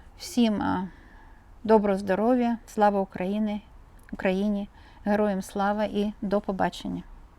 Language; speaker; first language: Ukrainian; native; Ukrainian